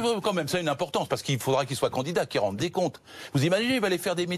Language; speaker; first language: French; native; French